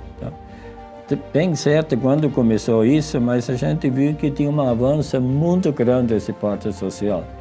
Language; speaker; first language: Portuguese; non-native, fluent; Swiss German